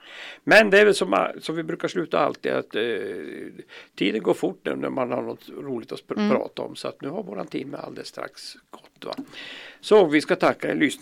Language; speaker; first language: Swedish; native; Swedish